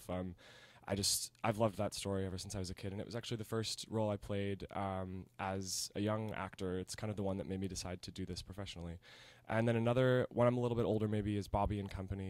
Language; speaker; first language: English; native; English